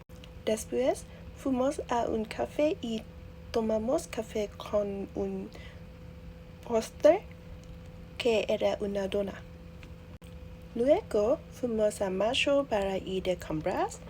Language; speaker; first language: Spanish; non-native, learner; Vietnamese